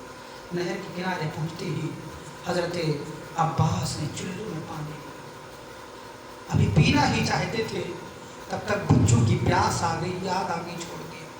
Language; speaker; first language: Urdu; native; Urdu